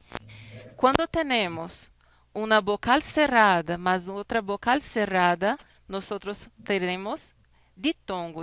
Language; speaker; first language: Spanish; non-native, fluent; Portuguese